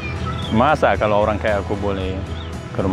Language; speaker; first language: Indonesian; non-native, learner; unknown